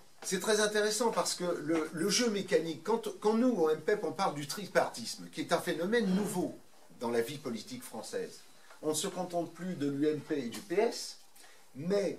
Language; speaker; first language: French; native; French